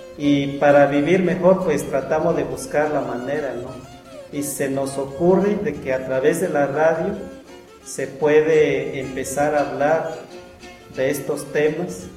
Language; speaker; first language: Spanish; non-native, local second language; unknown